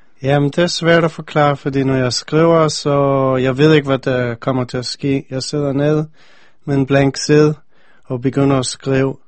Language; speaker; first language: Danish; non-native, fluent; English